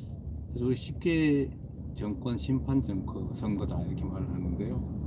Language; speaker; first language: Korean; native; Korean